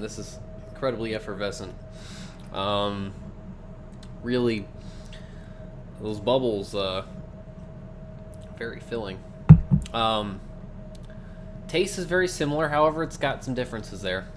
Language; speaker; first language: English; native; English